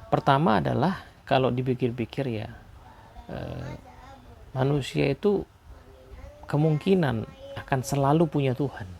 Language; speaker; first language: Indonesian; native; Indonesian